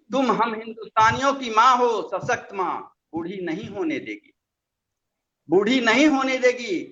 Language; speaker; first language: Hindi; non-native, local second language; Magahi